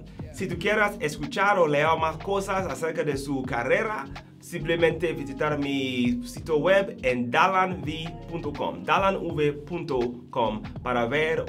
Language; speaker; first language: Spanish; non-native, learner; English